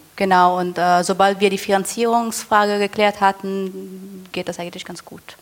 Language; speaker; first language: German; non-native, fluent; Italian